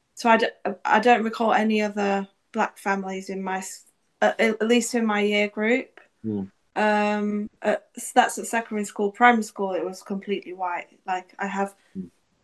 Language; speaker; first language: English; native; English